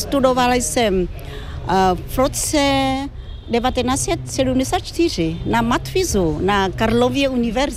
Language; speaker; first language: Czech; non-native, fluent; Vietnamese